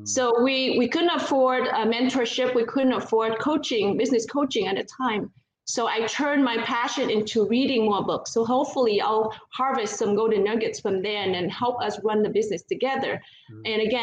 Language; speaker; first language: English; non-native, fluent; Vietnamese